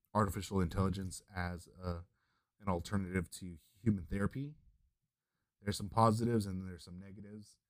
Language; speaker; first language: English; native; English